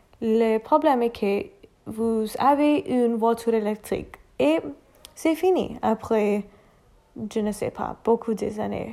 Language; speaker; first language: French; non-native, learner; English